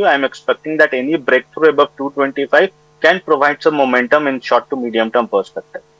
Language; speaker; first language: English; non-native, local second language; Hindi